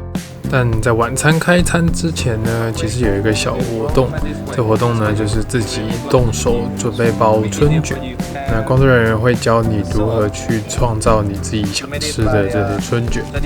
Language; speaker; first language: Chinese; native; Chinese